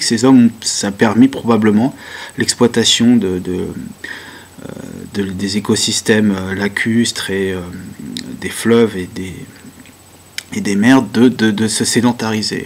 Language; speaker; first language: French; native; French